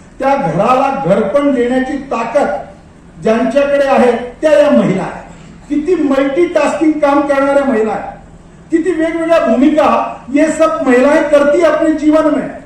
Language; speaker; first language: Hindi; non-native, local second language; Marwari